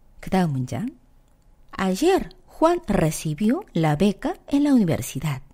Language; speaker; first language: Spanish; non-native, fluent; Korean